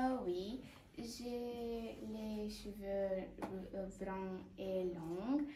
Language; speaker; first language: French; non-native, learner; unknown